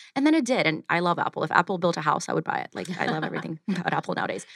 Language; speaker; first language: English; early bilingual, other home language; Ukrainian